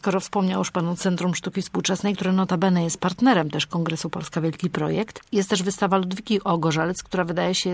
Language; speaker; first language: Polish; native; Polish